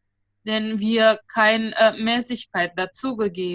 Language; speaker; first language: German; non-native, fluent; Indonesian